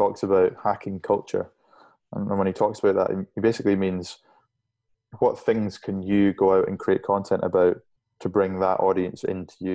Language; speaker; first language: English; native; English